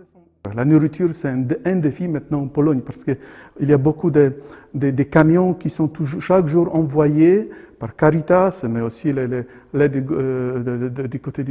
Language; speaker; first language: French; non-native, fluent; Polish